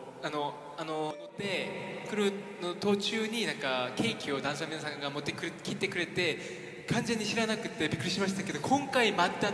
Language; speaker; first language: Japanese; non-native, fluent; Korean